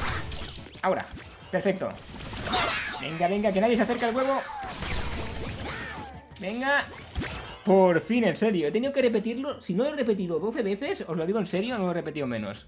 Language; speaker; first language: Spanish; native; Spanish